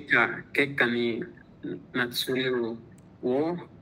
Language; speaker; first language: Japanese; non-native, learner; Spanish